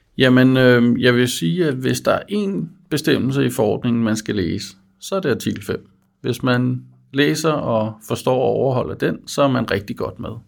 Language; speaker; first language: Danish; native; Danish